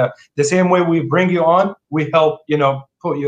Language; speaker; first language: English; non-native, fluent; Arabic